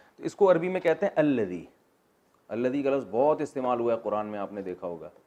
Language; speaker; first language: Urdu; native; Urdu